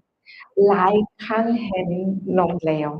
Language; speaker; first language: Thai; non-native, fluent; English